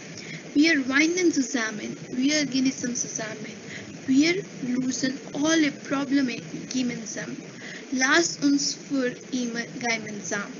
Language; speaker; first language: German; non-native, learner; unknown